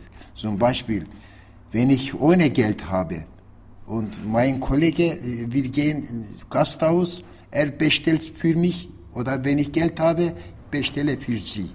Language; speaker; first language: German; non-native, learner; Turkish